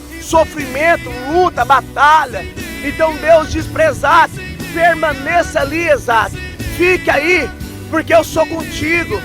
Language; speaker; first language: Portuguese; native; Portuguese